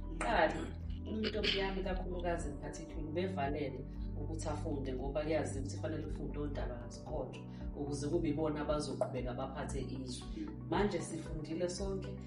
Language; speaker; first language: Zulu; native; Zulu